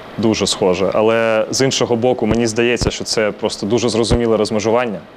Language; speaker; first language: Ukrainian; non-native, local second language; Russian